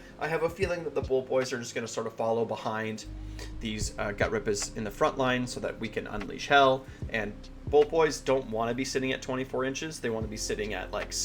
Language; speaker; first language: English; native; English